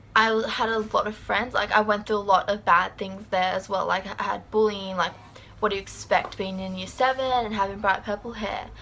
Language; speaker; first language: English; native; English